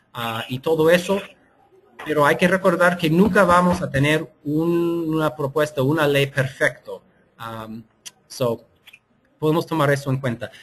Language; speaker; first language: Spanish; non-native, fluent; English